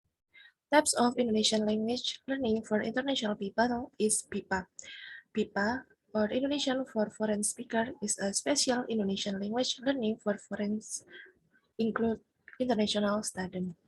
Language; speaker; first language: English; non-native, fluent; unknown